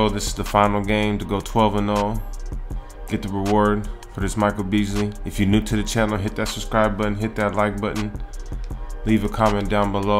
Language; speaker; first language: English; native; English